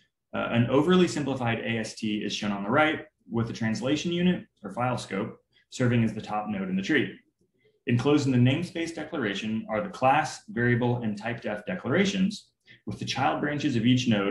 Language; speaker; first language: English; native; English